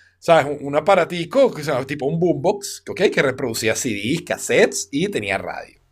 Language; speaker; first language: Spanish; native; Spanish